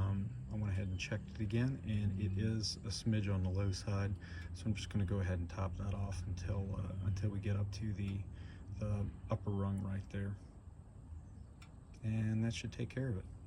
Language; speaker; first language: English; native; English